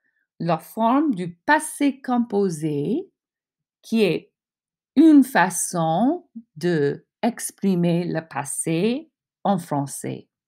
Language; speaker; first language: French; non-native, fluent; English